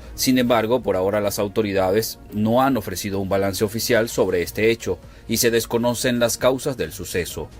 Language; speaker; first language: Spanish; native; Spanish